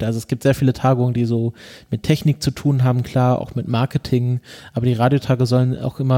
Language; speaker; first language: German; native; German